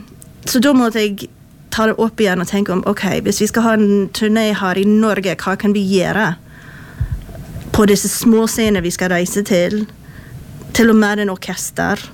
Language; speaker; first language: Norwegian; non-native, fluent; English